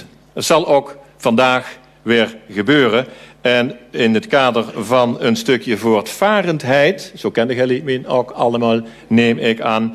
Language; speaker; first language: Dutch; native; Dutch